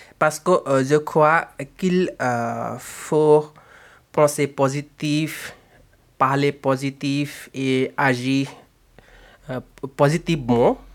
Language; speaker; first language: French; non-native, learner; Bangla